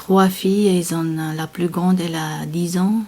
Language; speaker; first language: French; non-native, learner; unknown